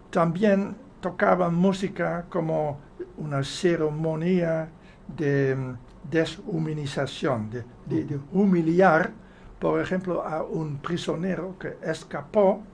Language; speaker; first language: Spanish; non-native, fluent; Dutch